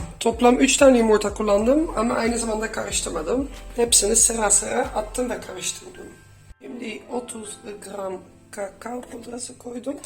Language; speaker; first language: Turkish; non-native, fluent; Dutch